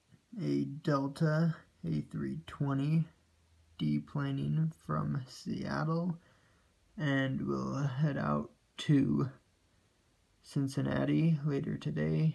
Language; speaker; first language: English; native; English